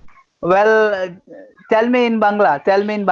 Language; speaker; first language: English; non-native, fluent; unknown